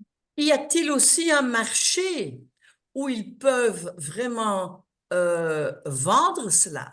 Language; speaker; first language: French; non-native, local second language; Dutch